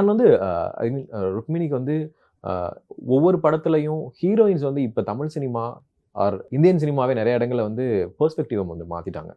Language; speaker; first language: Tamil; native; Tamil